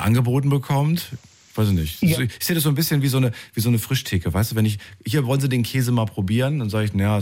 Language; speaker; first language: German; native; German